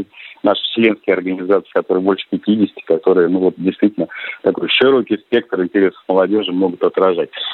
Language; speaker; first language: Russian; native; Russian